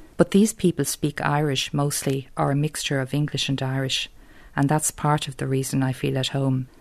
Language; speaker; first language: English; native; English